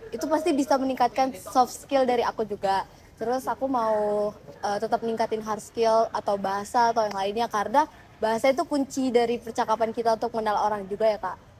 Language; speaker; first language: Indonesian; native; Indonesian